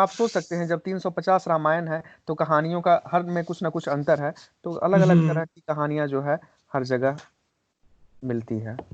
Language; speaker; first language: Hindi; native; Hindi